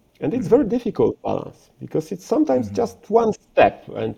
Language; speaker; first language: English; non-native, fluent; Polish